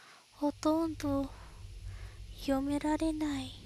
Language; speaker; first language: Japanese; non-native, learner; English